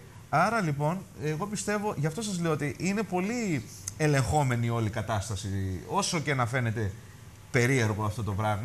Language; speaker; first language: Greek; native; Greek